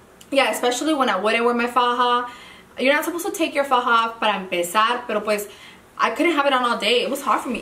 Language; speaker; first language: English; early bilingual, other home language; Spanish